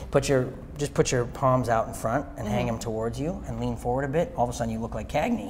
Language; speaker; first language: English; native; English